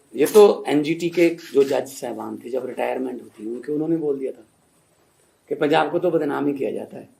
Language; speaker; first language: Hindi; non-native, local second language; Punjabi